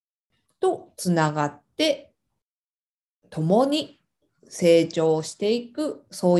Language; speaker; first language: Japanese; native; Japanese